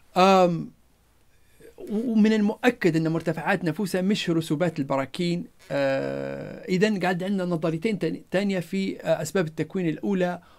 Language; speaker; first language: Arabic; non-native, local second language; Berber languages